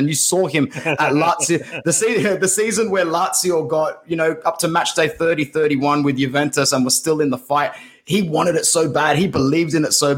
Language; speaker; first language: English; native; English